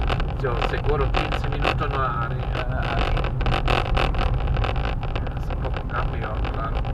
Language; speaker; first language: Spanish; non-native, learner; German